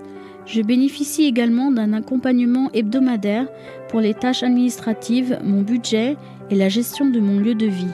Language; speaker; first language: French; native; French